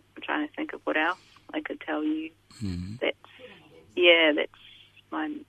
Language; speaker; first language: English; native; English